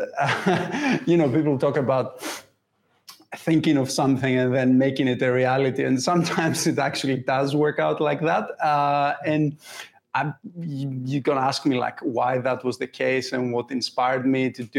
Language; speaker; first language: English; non-native, fluent; Greek